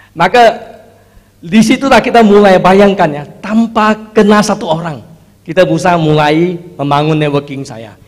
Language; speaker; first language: Indonesian; non-native, fluent; Chinese